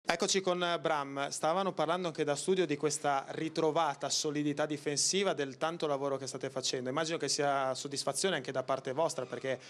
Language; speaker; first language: Italian; native; Italian